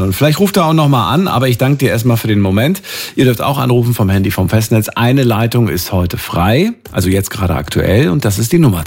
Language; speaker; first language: German; native; German